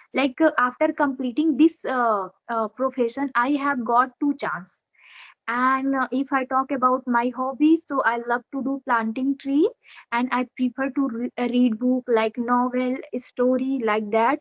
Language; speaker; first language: English; non-native, learner; Odia